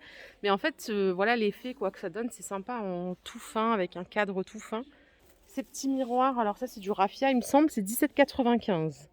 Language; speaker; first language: French; native; French